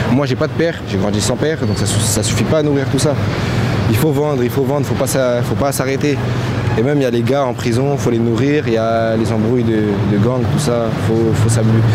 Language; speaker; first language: French; native; French